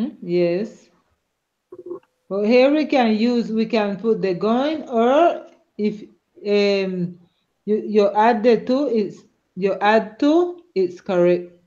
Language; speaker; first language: English; non-native, learner; Spanish